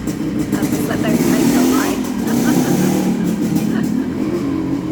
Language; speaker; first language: English; native; English